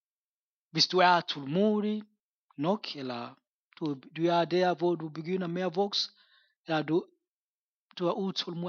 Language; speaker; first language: Danish; non-native, fluent; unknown